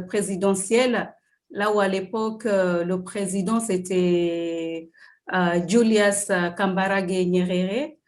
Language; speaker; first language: French; non-native, fluent; Swahili